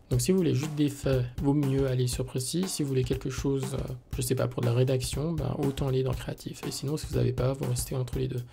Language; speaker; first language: French; native; French